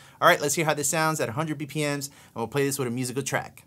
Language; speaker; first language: English; native; English